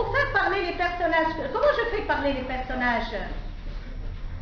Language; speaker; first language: French; non-native, local second language; Arabic